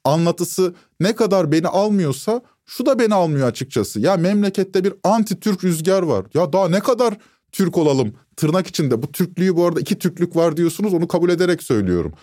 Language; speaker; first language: Turkish; native; Turkish